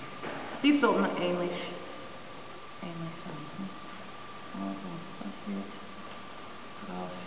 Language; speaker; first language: German; non-native, learner; English